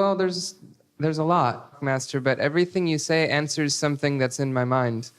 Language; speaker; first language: English; native; English